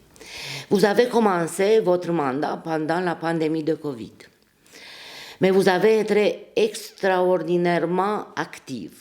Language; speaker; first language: French; non-native, fluent; Romanian